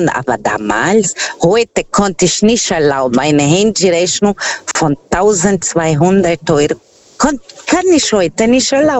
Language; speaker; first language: German; non-native, fluent; Portuguese